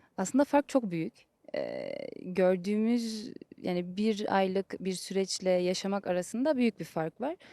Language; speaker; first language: Turkish; early bilingual, heritage; Turkish